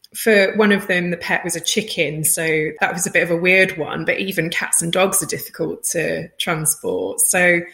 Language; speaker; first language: English; native; English